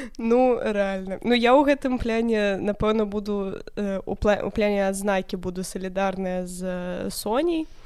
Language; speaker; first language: Belarusian; non-native, local second language; Russian